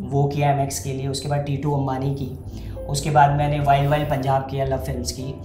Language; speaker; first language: Hindi; native; Hindi